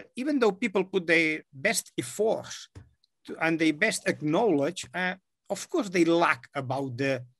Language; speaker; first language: English; non-native, fluent; Catalan